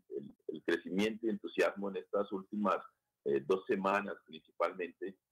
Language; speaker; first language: Spanish; native; Spanish